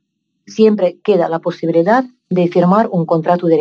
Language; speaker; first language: Spanish; non-native, fluent; Russian